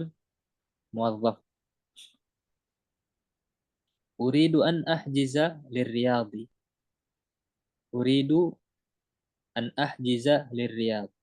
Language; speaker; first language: Arabic; non-native, fluent; Indonesian